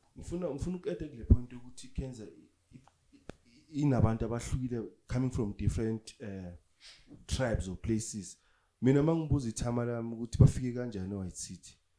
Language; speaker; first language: Zulu; native; Zulu